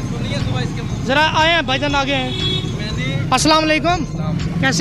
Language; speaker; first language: Urdu; non-native, local second language; Punjabi